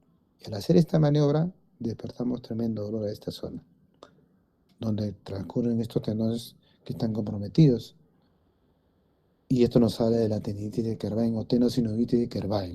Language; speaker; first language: Spanish; native; Spanish